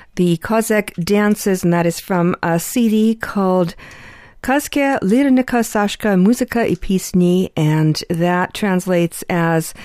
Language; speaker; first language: English; early bilingual, other home language; Ukrainian